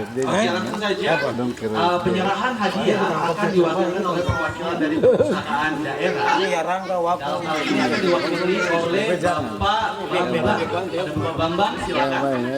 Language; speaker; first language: Malay; native; Malay